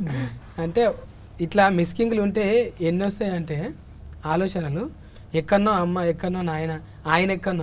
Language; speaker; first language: Telugu; native; Telugu